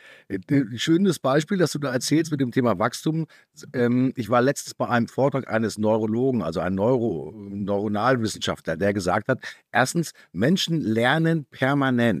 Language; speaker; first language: German; native; German